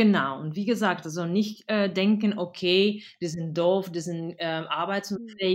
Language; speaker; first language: German; non-native, fluent; Spanish